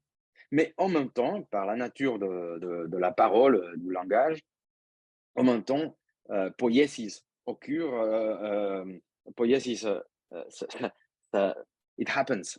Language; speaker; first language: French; non-native, fluent; Spanish